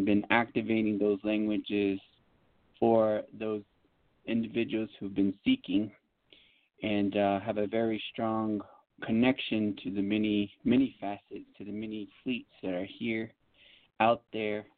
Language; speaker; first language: English; native; English